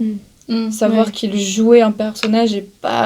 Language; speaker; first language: French; native; French